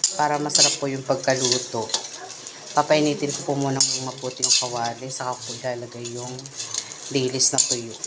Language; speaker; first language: Filipino; native; Filipino